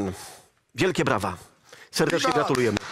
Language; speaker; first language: Polish; native; Polish